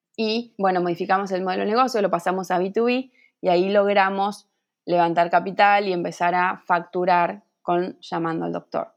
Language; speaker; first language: Spanish; native; Spanish